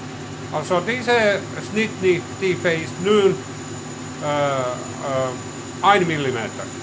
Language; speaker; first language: German; non-native, learner; Finnish